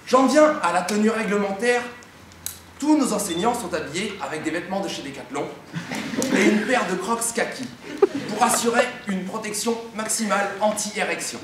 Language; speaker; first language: French; native; French